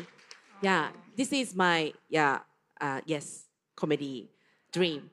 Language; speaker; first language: English; non-native, learner; Japanese